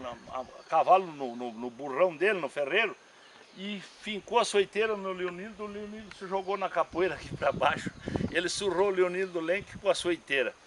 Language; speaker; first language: Portuguese; native; Portuguese